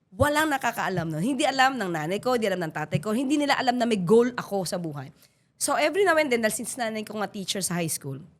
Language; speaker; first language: Filipino; native; Filipino